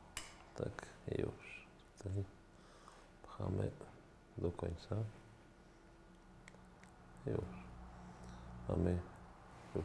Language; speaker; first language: Polish; non-native, fluent; French